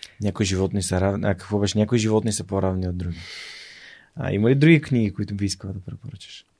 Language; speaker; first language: Bulgarian; native; Bulgarian